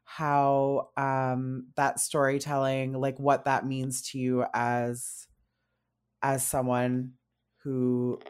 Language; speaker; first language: English; native; English